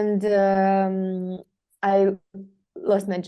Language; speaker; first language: English; non-native, fluent; Russian